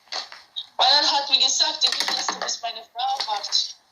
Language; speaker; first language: German; non-native, learner; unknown